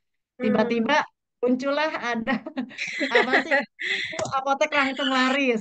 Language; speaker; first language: Indonesian; native; Indonesian